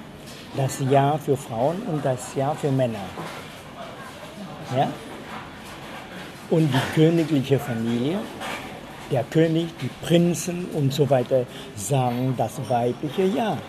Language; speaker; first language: German; non-native, fluent; Khmer